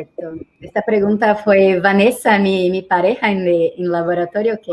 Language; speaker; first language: Spanish; non-native, learner; Portuguese